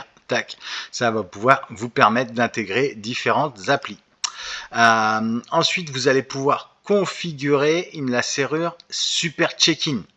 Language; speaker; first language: French; native; French